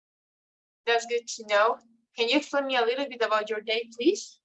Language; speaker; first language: English; non-native, fluent; Spanish